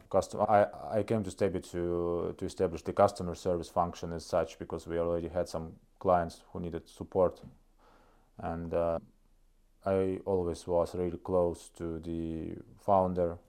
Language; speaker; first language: English; non-native, fluent; Estonian